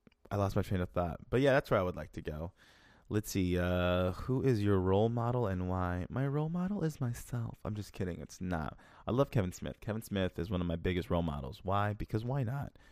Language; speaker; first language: English; early bilingual, other home language; Spanish